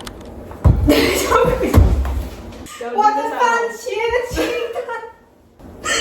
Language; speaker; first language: Chinese; early bilingual, heritage; English